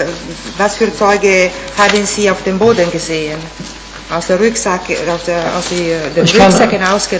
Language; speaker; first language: German; non-native, fluent; Italian